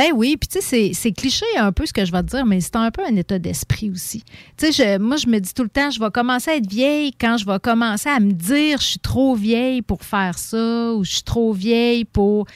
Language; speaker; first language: French; native; French